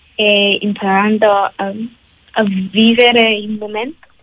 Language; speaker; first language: Italian; non-native, learner; Cantonese